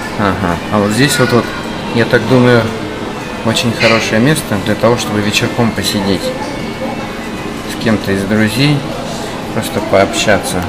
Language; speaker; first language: Russian; native; Russian